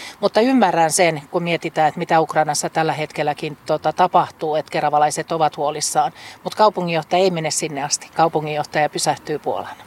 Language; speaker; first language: Finnish; native; Finnish